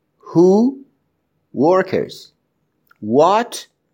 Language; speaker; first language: English; non-native, fluent; Persian